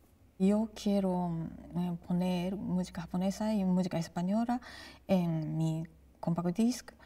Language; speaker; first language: Spanish; non-native, learner; Japanese